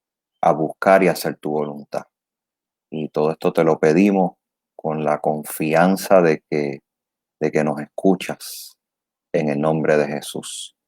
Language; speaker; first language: Spanish; native; Spanish